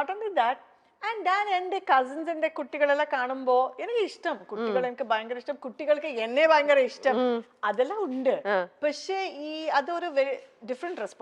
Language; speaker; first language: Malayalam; non-native, fluent; Kannada